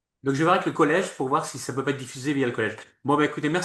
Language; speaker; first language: French; native; French